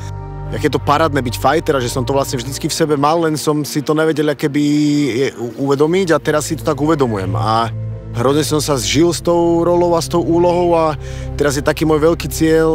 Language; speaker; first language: Slovak; native; Slovak